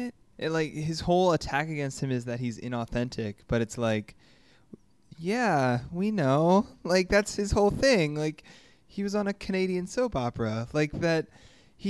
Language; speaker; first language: English; native; English